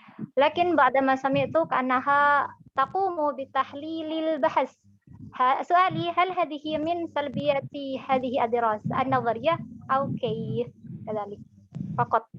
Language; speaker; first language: Arabic; non-native, learner; Indonesian